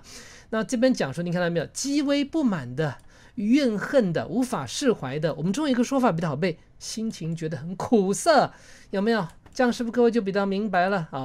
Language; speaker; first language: Chinese; native; Chinese